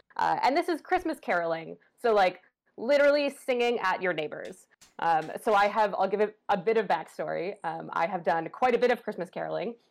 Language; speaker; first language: English; native; English